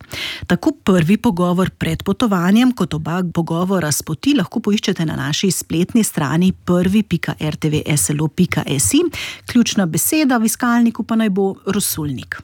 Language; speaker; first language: Slovenian; native; Slovenian